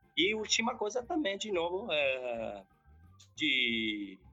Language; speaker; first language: Portuguese; non-native, fluent; Italian